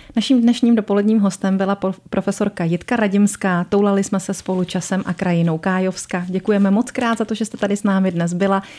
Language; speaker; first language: Czech; native; Czech